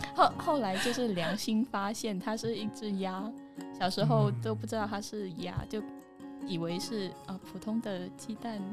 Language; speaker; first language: Chinese; non-native, fluent; Vietnamese